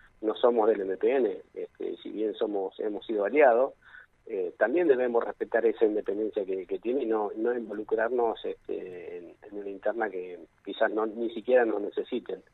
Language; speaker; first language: Spanish; native; Spanish